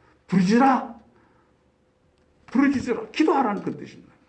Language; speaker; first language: Korean; native; Korean